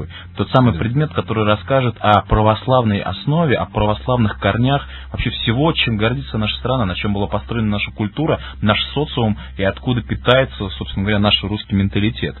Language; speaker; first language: Russian; native; Russian